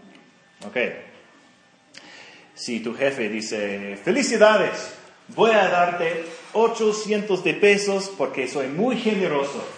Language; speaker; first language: Spanish; non-native, fluent; English